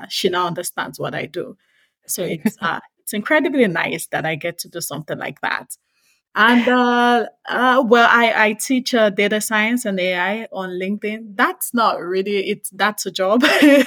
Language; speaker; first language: English; non-native, local second language; Yoruba